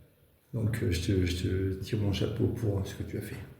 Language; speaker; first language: French; native; French